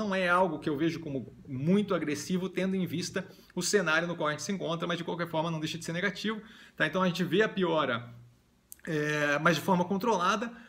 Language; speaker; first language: Portuguese; native; Portuguese